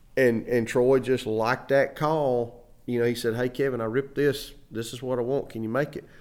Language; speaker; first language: English; native; English